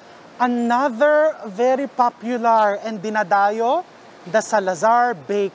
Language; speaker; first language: English; non-native, local second language; Filipino